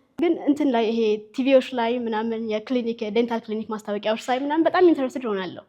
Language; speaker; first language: Amharic; native; Amharic